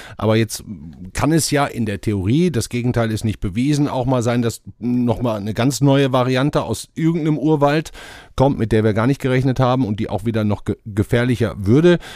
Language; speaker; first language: German; native; German